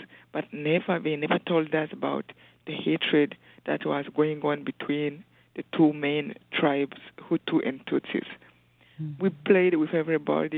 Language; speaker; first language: English; non-native, local second language; Kinyarwanda